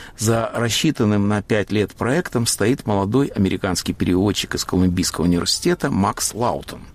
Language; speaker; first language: Russian; native; Russian